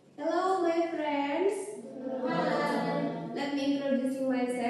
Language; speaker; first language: English; non-native, learner; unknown